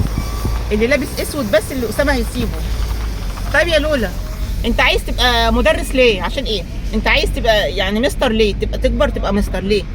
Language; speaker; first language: Arabic; native; Arabic